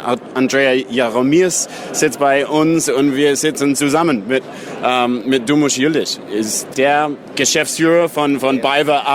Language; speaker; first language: German; non-native, learner; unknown